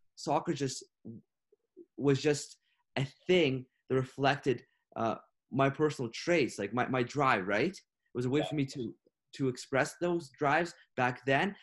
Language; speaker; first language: English; non-native, fluent; Russian